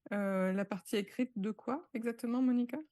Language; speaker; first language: French; native; French